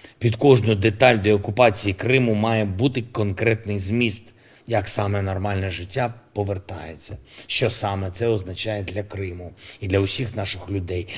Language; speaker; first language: Ukrainian; non-native, local second language; Russian